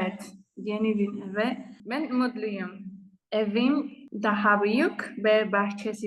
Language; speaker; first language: Turkish; non-native, learner; Spanish